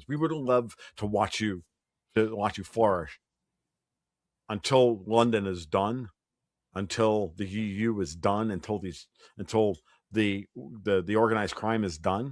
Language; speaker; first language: English; native; English